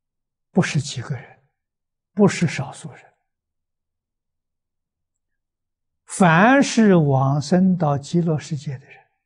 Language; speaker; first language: Chinese; native; Chinese